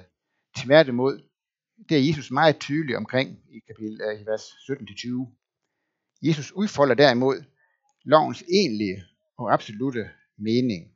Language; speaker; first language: Danish; native; Danish